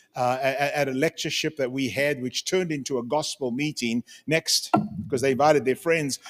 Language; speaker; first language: English; native; English